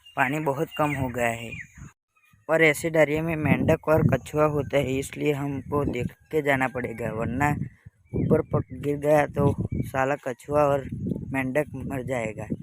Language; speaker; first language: Hindi; non-native, local second language; Gujarati